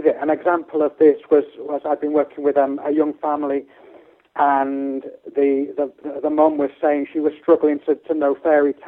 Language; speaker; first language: English; native; English